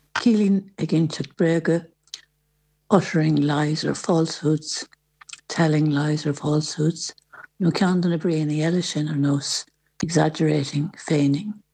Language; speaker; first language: Irish; native; Irish